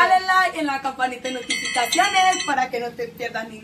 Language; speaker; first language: Spanish; native; Spanish